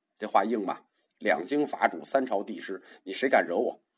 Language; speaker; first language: Chinese; native; Chinese